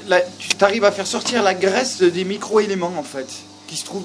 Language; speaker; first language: French; native; French